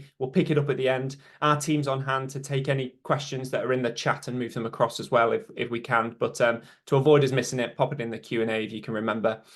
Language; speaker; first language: English; native; English